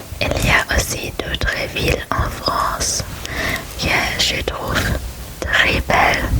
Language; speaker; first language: French; non-native, learner; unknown